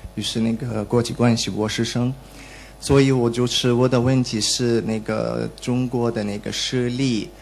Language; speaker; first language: Chinese; non-native, learner; Arabic